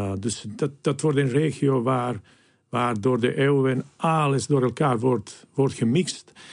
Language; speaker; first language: Dutch; non-native, fluent; Bosnian